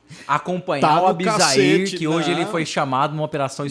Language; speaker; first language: Portuguese; native; Portuguese